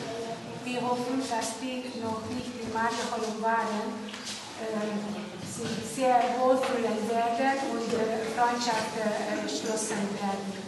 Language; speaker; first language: German; non-native, fluent; Hungarian